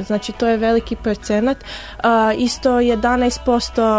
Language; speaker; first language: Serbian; early bilingual, heritage; English